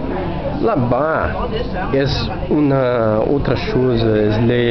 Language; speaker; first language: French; non-native, learner; Portuguese